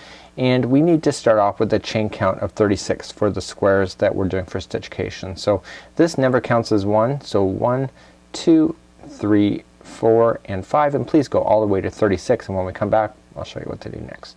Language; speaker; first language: English; native; English